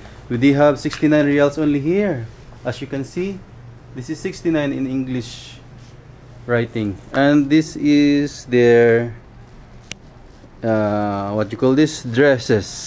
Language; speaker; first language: English; non-native, local second language; Filipino